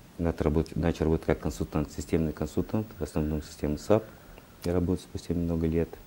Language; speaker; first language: Russian; non-native, learner; Portuguese